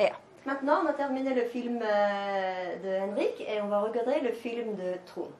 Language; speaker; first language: French; non-native, fluent; Norwegian